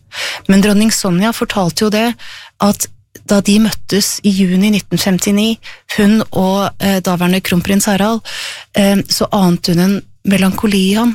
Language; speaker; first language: Norwegian; native; Norwegian